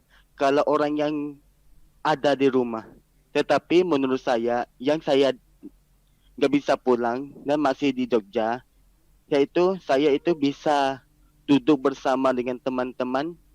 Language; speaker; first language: Indonesian; non-native, learner; Malay